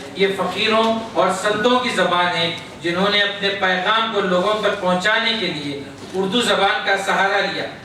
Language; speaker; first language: Urdu; native; Urdu